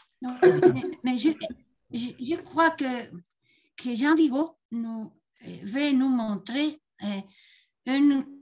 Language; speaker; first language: French; non-native, fluent; Spanish